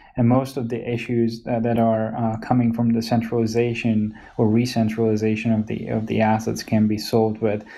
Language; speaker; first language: English; non-native, fluent; Hungarian